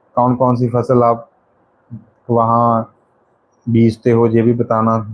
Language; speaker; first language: Hindi; non-native, local second language; Punjabi